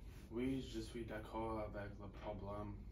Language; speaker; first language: French; non-native, learner; English